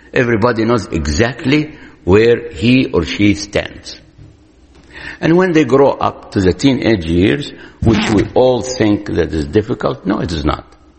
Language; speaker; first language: English; non-native, fluent; Arabic